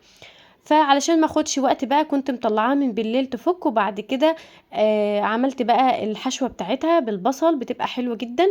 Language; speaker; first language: Arabic; native; Arabic